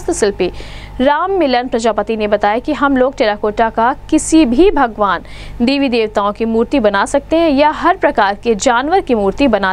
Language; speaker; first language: Hindi; native; Hindi